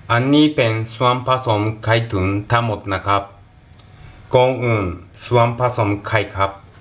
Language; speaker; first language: Thai; non-native, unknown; Japanese